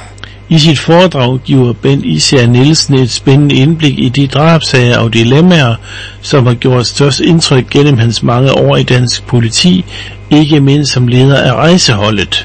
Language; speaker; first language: Danish; native; Danish